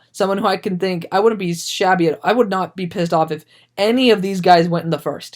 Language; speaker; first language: English; native; English